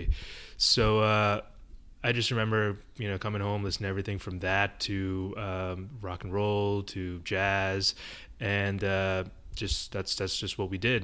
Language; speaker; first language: English; early bilingual, other home language; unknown